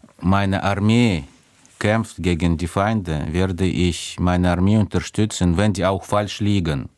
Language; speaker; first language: German; non-native, fluent; Russian